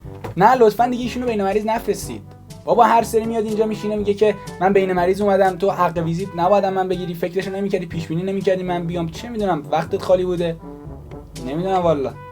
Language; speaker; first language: Persian; native; Persian